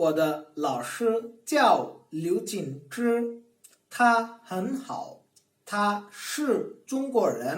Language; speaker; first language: Chinese; non-native, learner; Bangla